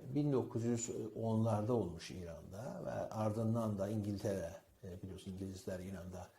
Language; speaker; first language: Turkish; non-native, fluent; Azerbaijani